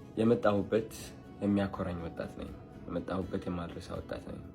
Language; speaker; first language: Amharic; non-native, local second language; Tigrinya